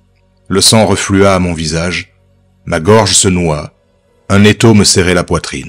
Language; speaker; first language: French; native; French